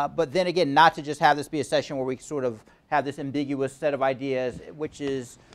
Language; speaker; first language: English; native; English